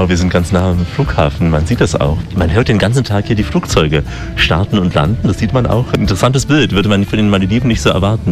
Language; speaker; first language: German; native; German